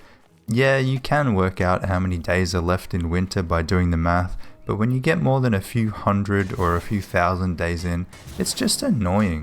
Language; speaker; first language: English; native; English